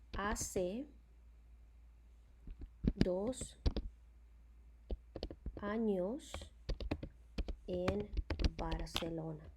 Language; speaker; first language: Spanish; non-native, fluent; English